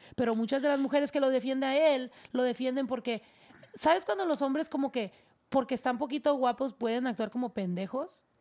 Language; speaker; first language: Spanish; early bilingual, heritage; Spanish